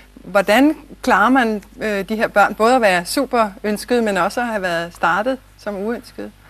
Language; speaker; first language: Danish; native; Danish